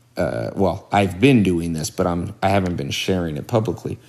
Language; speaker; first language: English; native; English